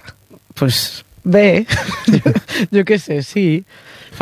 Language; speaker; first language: Catalan; non-native, learner; Spanish